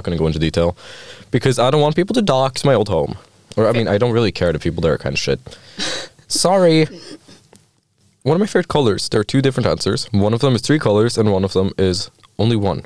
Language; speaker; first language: English; non-native, fluent; Norwegian